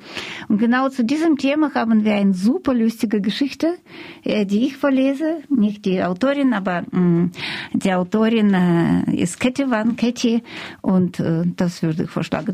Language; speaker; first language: German; non-native, fluent; Russian